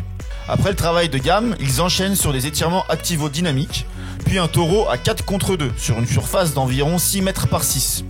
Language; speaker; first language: French; native; French